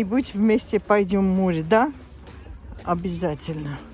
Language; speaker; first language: Russian; non-native, fluent; Armenian